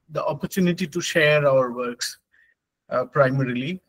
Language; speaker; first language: English; non-native, local second language; Bangla